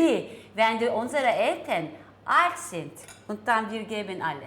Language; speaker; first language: German; non-native, learner; Turkish